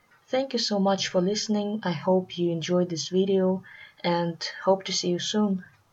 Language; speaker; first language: English; non-native, fluent; Russian